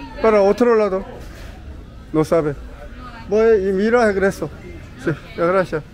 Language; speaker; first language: Spanish; non-native, learner; Korean